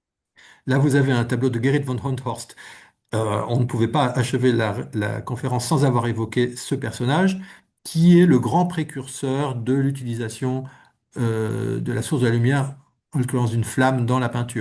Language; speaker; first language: French; native; French